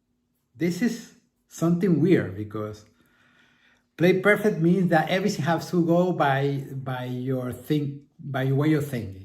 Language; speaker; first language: English; non-native, fluent; Spanish